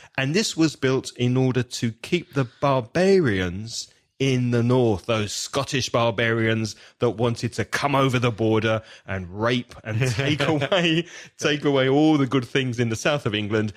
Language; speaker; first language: English; native; English